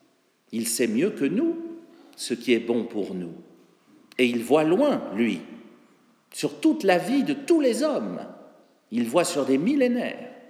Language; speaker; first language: French; native; French